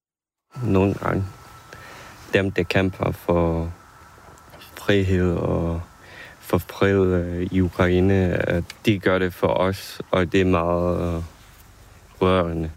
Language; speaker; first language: Danish; early bilingual, other home language; Ukrainian